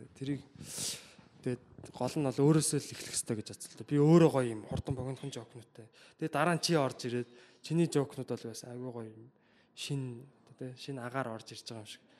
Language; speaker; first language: Mongolian; native; Mongolian